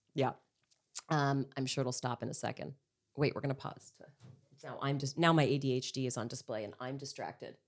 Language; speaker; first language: English; native; English